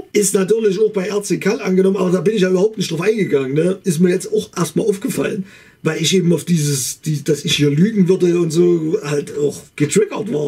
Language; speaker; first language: German; native; German